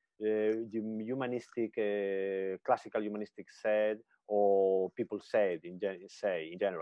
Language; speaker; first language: English; non-native, learner; Spanish